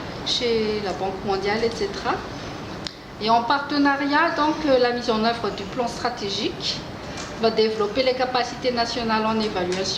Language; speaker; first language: French; non-native, local second language; Malagasy